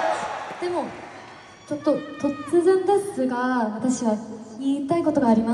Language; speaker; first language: Japanese; non-native, learner; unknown